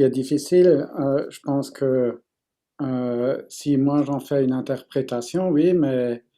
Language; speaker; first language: French; non-native, fluent; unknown